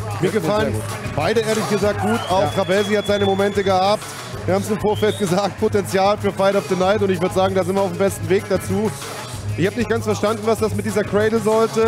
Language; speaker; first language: German; native; German